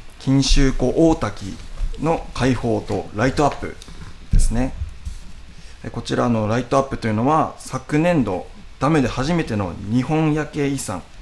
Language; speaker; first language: Japanese; native; Japanese